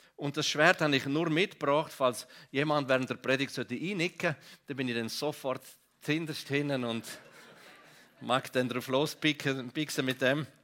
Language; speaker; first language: German; non-native, local second language; Romansh